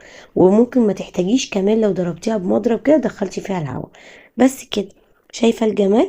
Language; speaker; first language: Arabic; native; Arabic